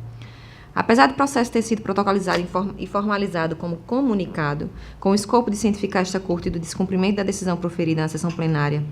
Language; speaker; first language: Portuguese; native; Portuguese